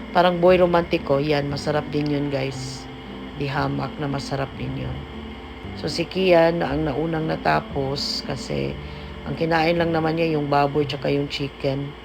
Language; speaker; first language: Filipino; native; Filipino